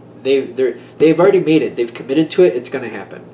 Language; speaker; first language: English; native; English